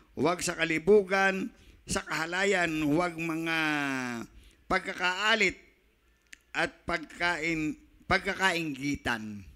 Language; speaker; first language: Filipino; native; Filipino